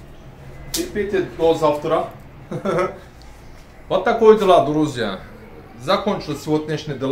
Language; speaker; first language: Russian; non-native, learner; Turkish